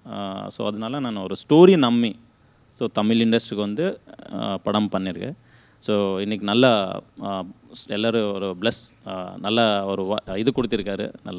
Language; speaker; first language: Tamil; non-native, learner; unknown